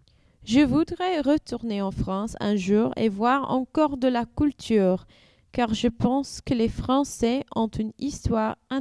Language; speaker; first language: French; non-native, learner; English